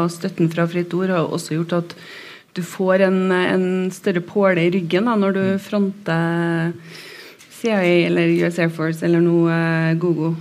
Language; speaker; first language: Norwegian; native; Norwegian